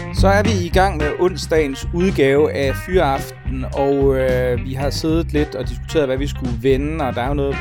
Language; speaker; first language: Danish; native; Danish